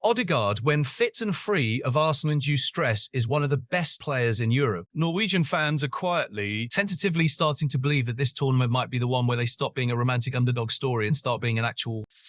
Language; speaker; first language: English; native; English